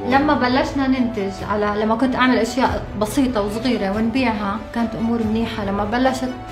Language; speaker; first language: Arabic; native; Arabic